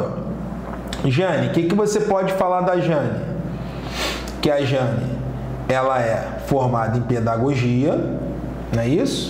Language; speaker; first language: Portuguese; native; Portuguese